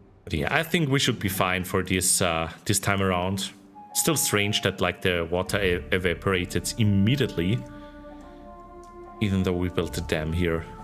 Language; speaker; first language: English; non-native, fluent; German